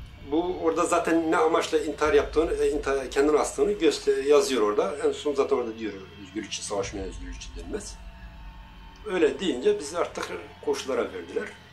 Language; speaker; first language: Turkish; non-native, local second language; Kurdish